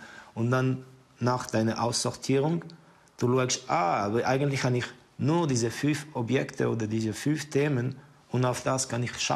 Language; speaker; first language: German; non-native, fluent; Estonian